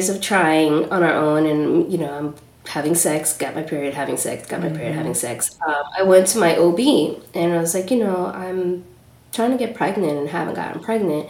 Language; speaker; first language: English; native; English